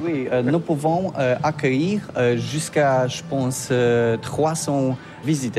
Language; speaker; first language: French; non-native, learner; Polish